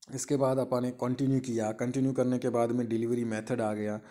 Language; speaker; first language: Hindi; native; Hindi